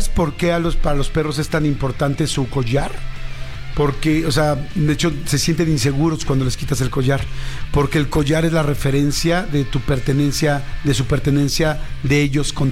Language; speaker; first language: Spanish; native; Spanish